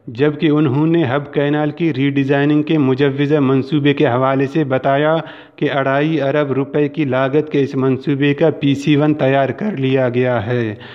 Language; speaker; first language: Urdu; non-native, local second language; Baluchi